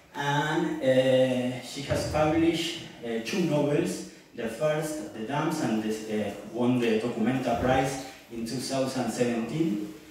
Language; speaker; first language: English; non-native, learner; Spanish